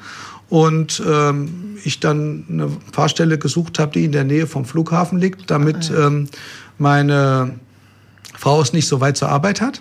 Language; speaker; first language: German; native; German